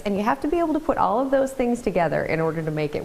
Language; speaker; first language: English; native; English